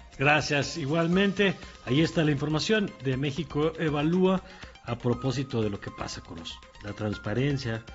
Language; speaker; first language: Spanish; native; Spanish